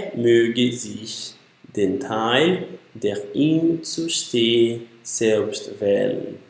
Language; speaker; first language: German; non-native, learner; Portuguese